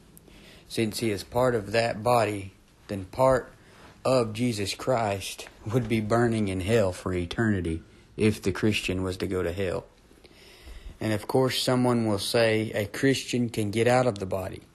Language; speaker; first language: English; native; English